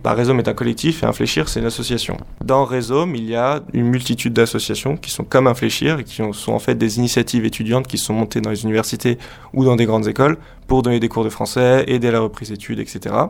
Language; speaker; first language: French; native; French